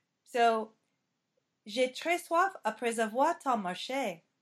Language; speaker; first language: French; non-native, learner; English